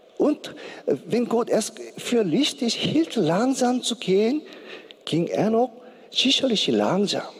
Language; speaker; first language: German; non-native, learner; Korean